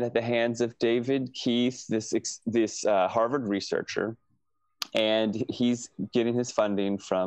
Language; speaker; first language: English; native; English